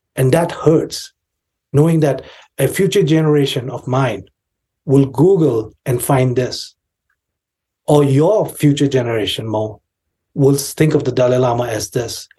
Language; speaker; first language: English; non-native, local second language; Tibetan